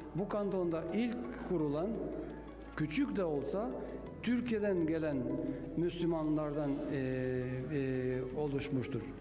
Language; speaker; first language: Turkish; non-native, fluent; Albanian